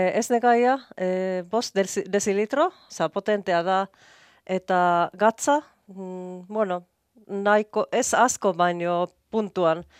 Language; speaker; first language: Basque; non-native, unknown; Finnish